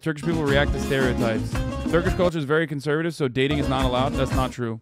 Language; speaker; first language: English; early bilingual, other home language; Turkish